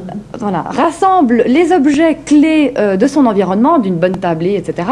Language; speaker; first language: French; native; French